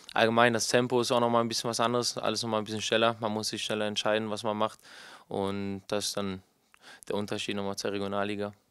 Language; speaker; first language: German; native; German